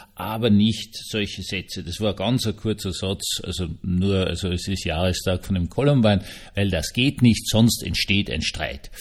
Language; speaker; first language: German; native; German